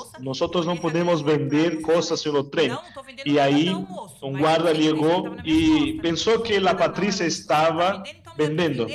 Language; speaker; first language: Spanish; non-native, learner; Portuguese